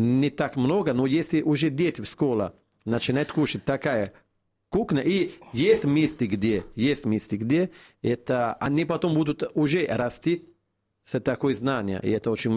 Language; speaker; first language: Russian; non-native, fluent; Italian